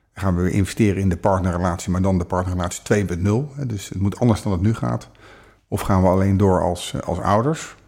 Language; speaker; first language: Dutch; native; Dutch